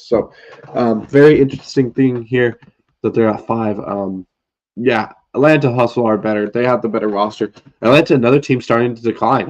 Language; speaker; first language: English; native; English